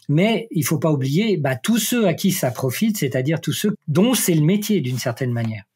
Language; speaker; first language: French; native; French